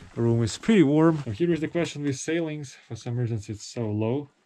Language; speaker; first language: English; non-native, fluent; Russian